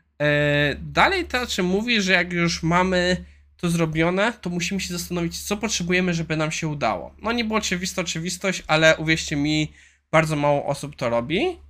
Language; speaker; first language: Polish; native; Polish